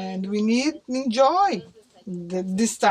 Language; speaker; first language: English; non-native, learner; Portuguese